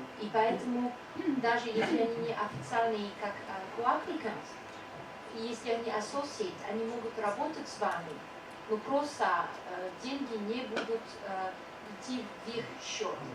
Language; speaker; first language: Russian; non-native, fluent; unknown